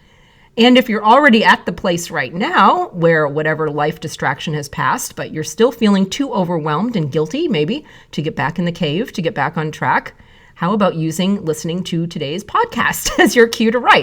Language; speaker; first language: English; native; English